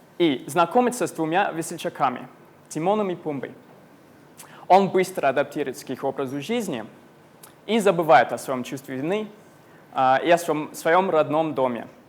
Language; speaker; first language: Russian; non-native, fluent; English